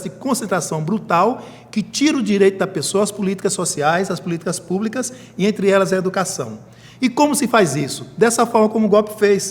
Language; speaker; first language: Portuguese; native; Portuguese